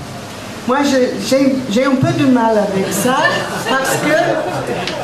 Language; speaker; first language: French; non-native, fluent; English